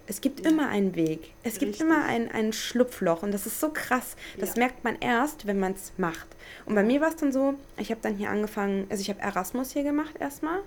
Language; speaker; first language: German; native; German